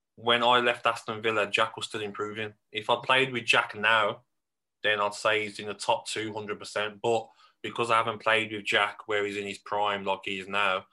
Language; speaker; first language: English; native; English